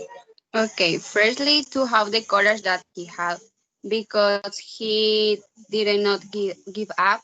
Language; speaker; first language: English; non-native, learner; Spanish